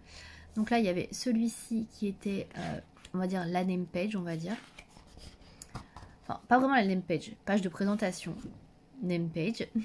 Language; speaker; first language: French; native; French